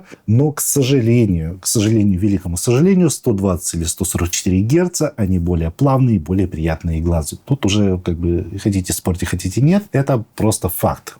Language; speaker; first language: Russian; native; Russian